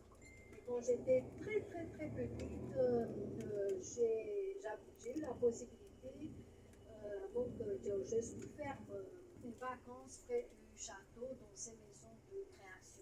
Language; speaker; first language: French; non-native, fluent; Romanian